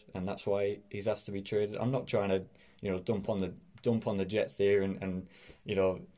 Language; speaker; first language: English; native; English